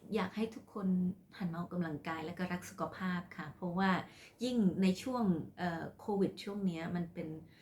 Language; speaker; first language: Thai; non-native, local second language; Khmer